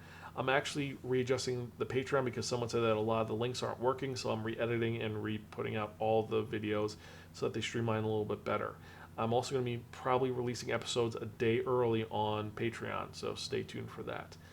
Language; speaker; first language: English; native; English